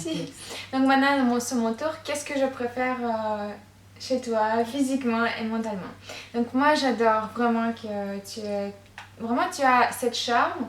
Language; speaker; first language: French; non-native, fluent; Russian